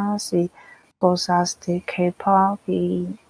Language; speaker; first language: Spanish; non-native, fluent; Chinese